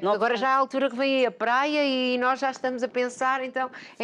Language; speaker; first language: Portuguese; native; Portuguese